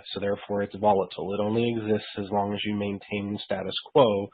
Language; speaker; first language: English; native; English